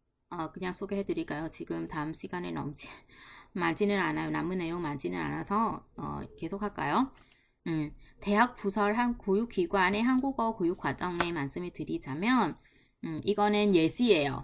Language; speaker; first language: Korean; non-native, fluent; Vietnamese